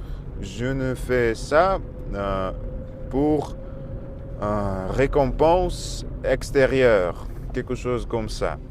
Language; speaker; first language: French; non-native, learner; Russian